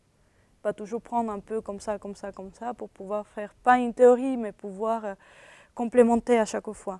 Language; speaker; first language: French; early bilingual, other home language; Spanish